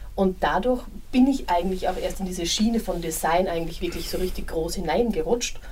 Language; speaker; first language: German; native; German